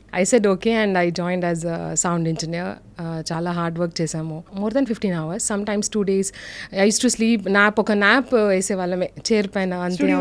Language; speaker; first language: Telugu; non-native, local second language; Urdu